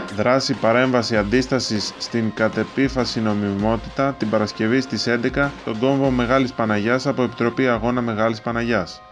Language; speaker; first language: Greek; native; Greek